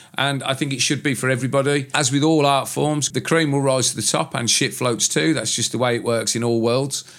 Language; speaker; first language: English; native; English